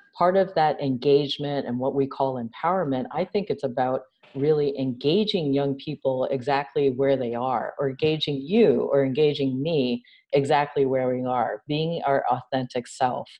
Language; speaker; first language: English; native; English